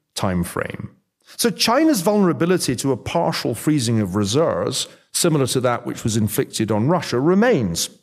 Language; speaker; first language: English; native; English